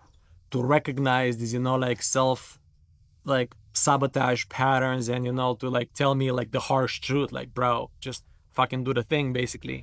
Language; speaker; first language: English; non-native, fluent; Romanian